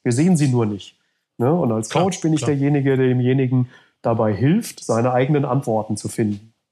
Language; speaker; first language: German; native; German